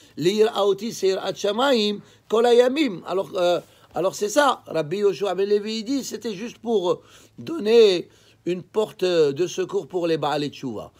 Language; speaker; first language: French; native; French